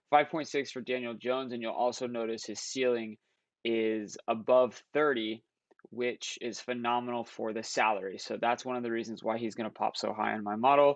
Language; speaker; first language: English; native; English